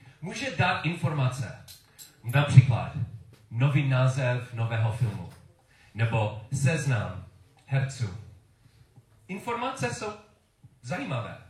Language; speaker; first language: Czech; non-native, learner; English